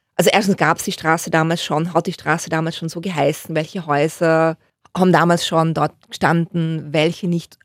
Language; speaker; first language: German; native; German